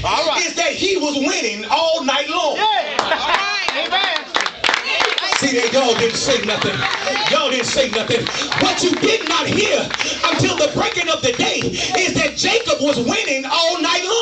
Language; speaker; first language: English; native; English